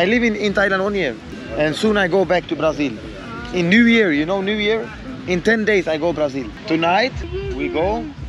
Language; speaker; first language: English; non-native, learner; Portuguese